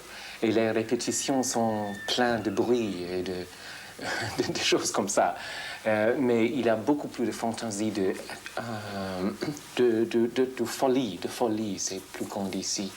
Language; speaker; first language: French; non-native, fluent; English